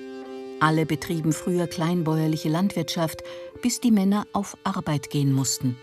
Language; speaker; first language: German; native; German